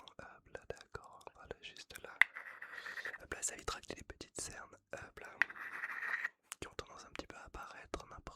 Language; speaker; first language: French; native; French